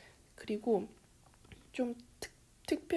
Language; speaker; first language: Korean; early bilingual, heritage; Korean